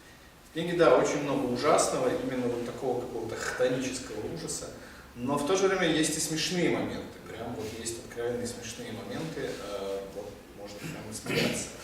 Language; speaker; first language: Russian; native; Russian